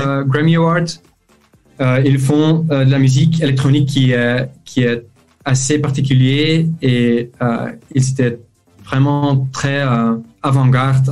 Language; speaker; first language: French; non-native, local second language; Dutch